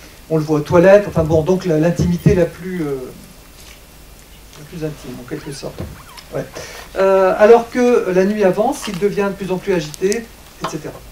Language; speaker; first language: French; native; French